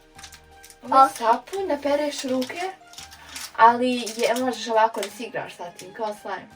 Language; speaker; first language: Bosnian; early bilingual, heritage; Serbian